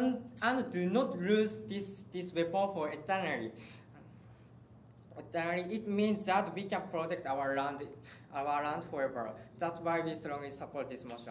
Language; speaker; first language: English; non-native, learner; Japanese